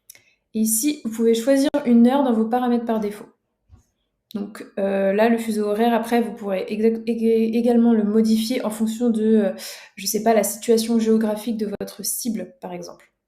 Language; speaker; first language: French; native; French